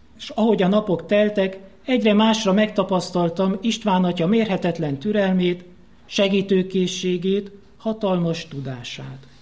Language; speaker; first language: Hungarian; native; Hungarian